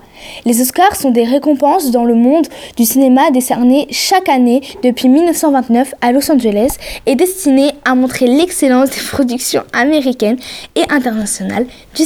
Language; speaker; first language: French; native; French